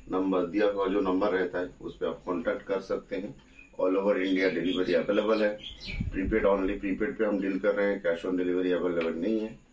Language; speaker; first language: Hindi; non-native, local second language; Bangla